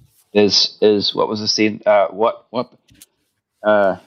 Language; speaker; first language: English; native; English